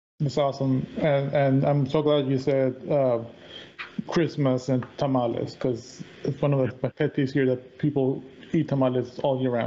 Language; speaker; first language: English; native; English